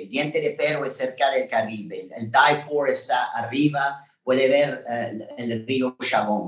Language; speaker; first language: Spanish; non-native, learner; French